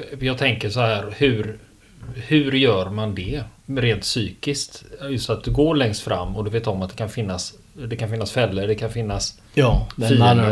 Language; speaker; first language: Swedish; native; Swedish